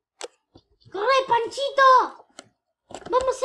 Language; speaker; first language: Spanish; native; Spanish